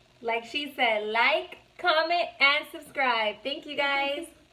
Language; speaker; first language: English; early bilingual, other home language; Spanish